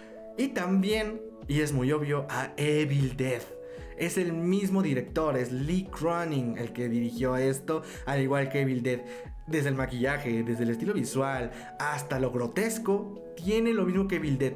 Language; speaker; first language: Spanish; native; Spanish